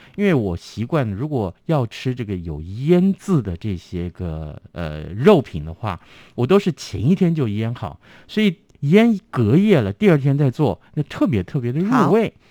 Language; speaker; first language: Chinese; non-native, local second language; Min Nan Chinese